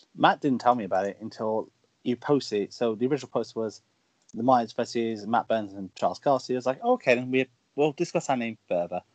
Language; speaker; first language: English; native; English